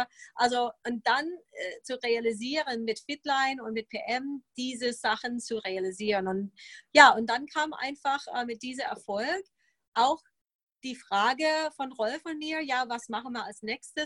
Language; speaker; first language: German; non-native, fluent; English